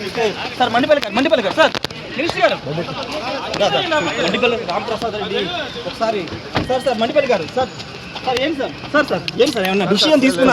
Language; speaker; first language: Telugu; native; Telugu